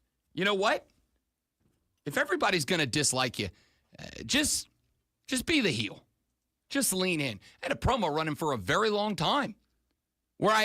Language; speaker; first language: English; native; English